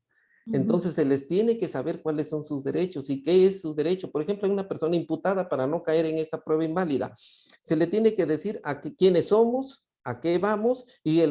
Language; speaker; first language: Spanish; native; Spanish